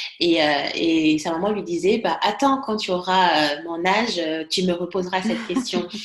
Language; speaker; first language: French; non-native, local second language; Lingala